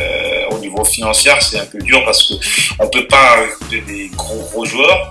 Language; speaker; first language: French; non-native, local second language; Malagasy